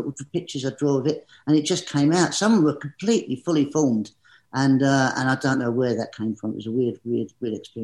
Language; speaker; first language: English; native; English